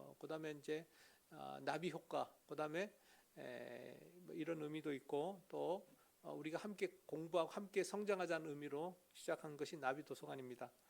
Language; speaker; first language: Korean; native; Korean